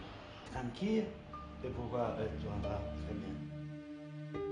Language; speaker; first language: French; non-native, learner; Italian